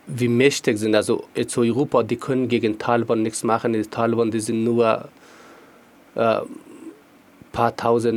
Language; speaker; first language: German; non-native, fluent; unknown